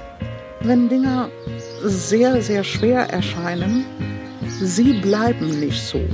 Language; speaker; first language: German; non-native, fluent; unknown